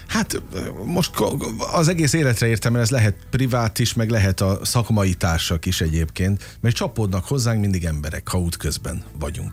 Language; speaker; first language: Hungarian; native; Hungarian